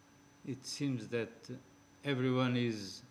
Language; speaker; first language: English; non-native, fluent; Portuguese